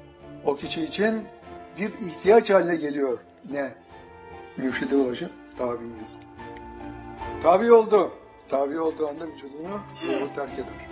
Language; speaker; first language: Turkish; native; Turkish